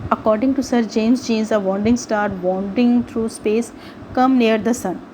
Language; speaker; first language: English; non-native, local second language; Urdu